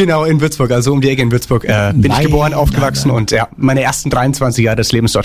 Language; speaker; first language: German; native; German